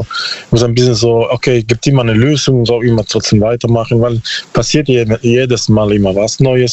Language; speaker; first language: German; non-native, learner; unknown